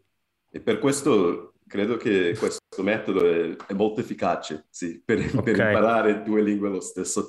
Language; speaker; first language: Italian; non-native, fluent; Portuguese